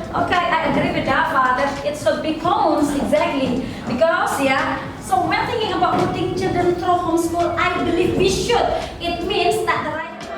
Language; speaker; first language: English; non-native, fluent; Indonesian